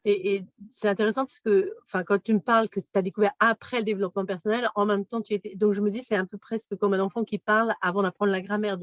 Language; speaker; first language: French; native; French